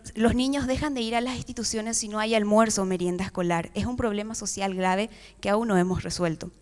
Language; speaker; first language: Spanish; native; Spanish